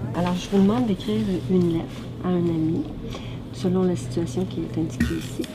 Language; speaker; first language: French; native; French